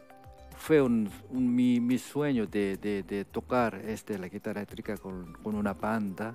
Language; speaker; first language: Spanish; non-native, fluent; Korean